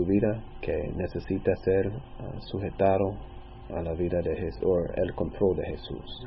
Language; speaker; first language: Spanish; non-native, fluent; English